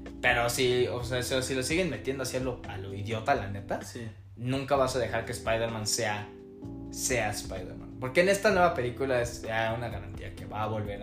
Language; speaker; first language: Spanish; native; Spanish